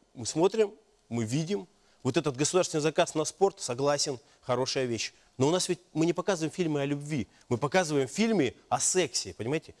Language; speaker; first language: Russian; native; Russian